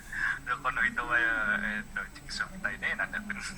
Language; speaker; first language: Japanese; non-native, learner; Indonesian